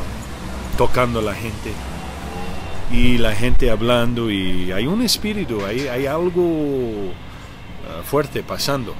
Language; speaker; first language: Spanish; non-native, learner; English